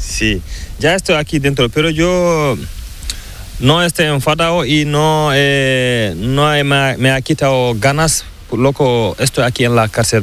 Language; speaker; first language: Spanish; non-native, learner; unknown